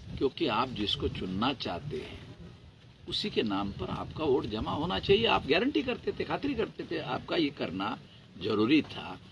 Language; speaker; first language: Hindi; non-native, local second language; Marathi